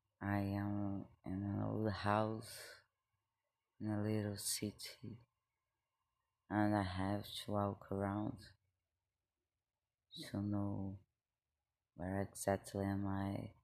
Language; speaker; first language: English; non-native, learner; Spanish